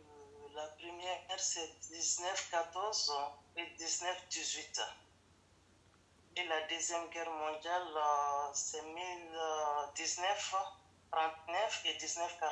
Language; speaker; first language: French; non-native, fluent; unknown